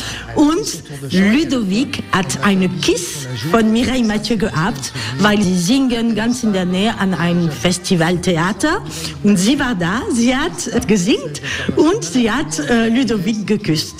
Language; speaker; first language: German; non-native, fluent; French